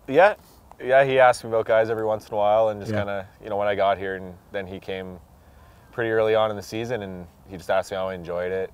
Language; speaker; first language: English; native; English